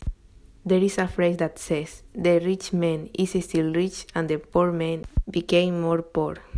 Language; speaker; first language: English; non-native, learner; Spanish